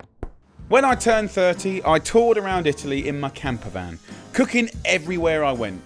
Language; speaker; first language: English; native; English